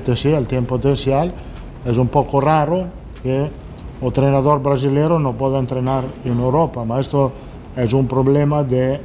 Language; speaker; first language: Portuguese; non-native, learner; Italian